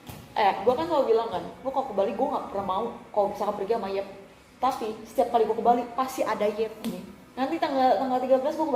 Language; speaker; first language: Indonesian; native; Indonesian